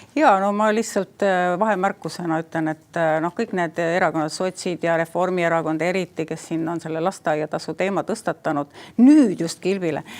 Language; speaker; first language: Estonian; native; Estonian